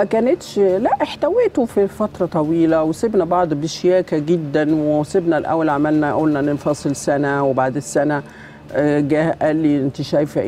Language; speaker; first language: Arabic; native; Arabic